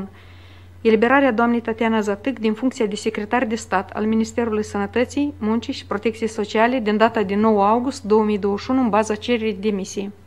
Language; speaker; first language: Romanian; native; Romanian